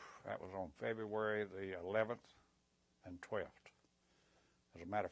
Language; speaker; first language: English; native; English